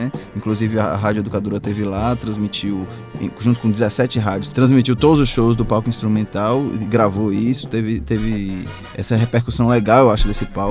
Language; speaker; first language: Portuguese; native; Portuguese